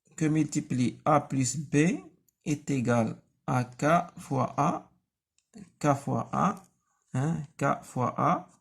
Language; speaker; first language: French; non-native, local second language; Arabic